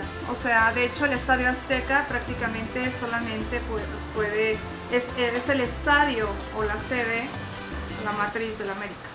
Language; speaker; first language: Spanish; native; Spanish